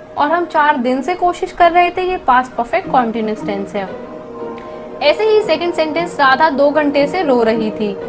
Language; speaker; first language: Hindi; native; Hindi